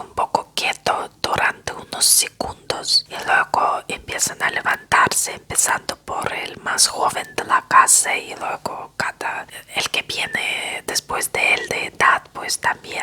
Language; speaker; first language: Spanish; non-native, fluent; Russian